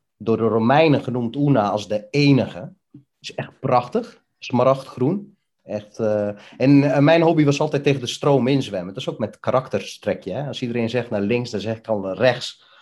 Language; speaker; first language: Dutch; early bilingual, other home language; Bosnian